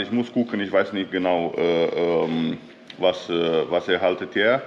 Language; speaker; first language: German; non-native, fluent; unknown